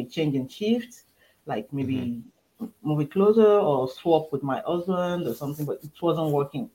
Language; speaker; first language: English; non-native, local second language; Yoruba